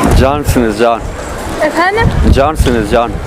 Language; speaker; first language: Turkish; non-native, learner; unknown